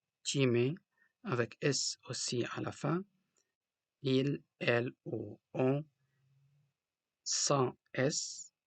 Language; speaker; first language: French; non-native, local second language; Arabic